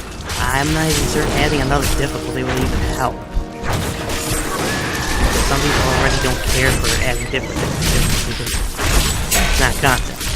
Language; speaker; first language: English; native; English